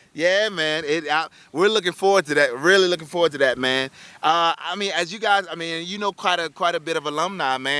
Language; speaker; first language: English; native; English